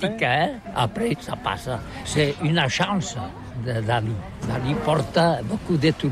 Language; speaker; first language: French; non-native, learner; Catalan